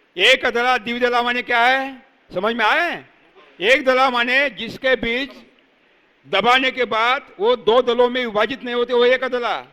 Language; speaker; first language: Hindi; non-native, local second language; Marathi